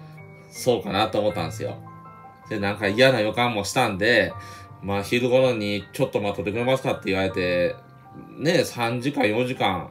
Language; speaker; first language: Japanese; native; Japanese